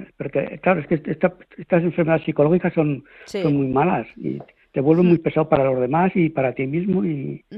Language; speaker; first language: Spanish; native; Spanish